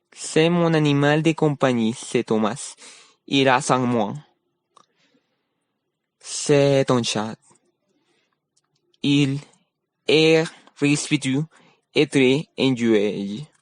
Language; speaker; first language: French; non-native, learner; Spanish